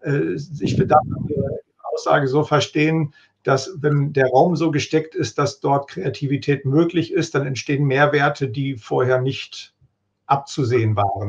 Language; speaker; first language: German; native; German